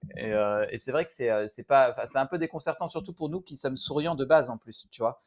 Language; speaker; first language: French; native; French